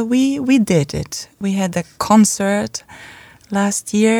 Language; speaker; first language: English; non-native, fluent; German